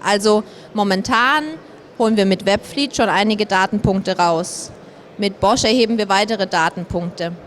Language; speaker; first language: German; native; German